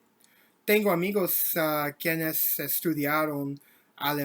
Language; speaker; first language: Spanish; non-native, learner; English